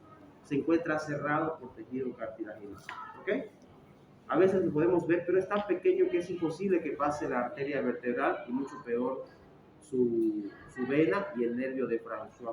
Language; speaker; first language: Spanish; native; Spanish